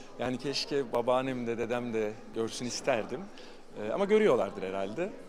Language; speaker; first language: Turkish; native; Turkish